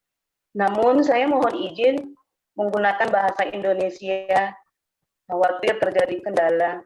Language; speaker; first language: Indonesian; native; Indonesian